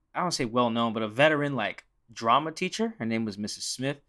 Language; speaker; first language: English; native; English